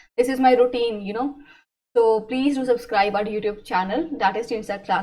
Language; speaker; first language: English; non-native, local second language; Punjabi